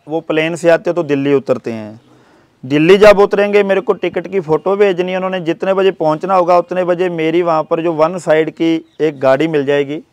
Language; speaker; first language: Hindi; native; Hindi